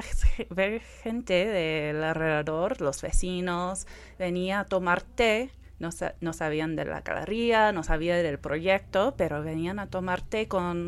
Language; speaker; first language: Spanish; non-native, fluent; English